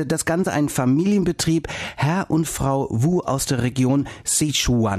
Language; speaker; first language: German; native; German